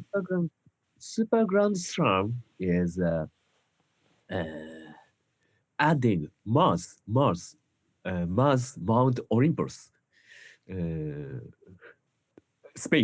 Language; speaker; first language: English; non-native, learner; Japanese